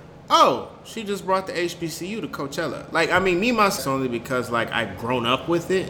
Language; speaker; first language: English; native; English